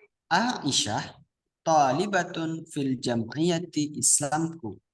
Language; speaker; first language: Arabic; non-native, fluent; Indonesian